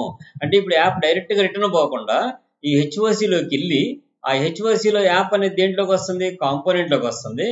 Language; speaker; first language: Telugu; native; Telugu